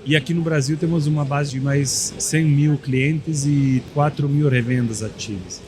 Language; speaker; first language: Portuguese; non-native, fluent; Italian